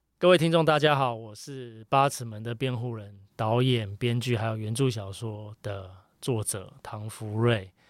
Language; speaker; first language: Chinese; native; Chinese